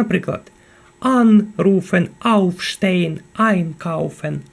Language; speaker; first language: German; non-native, fluent; Ukrainian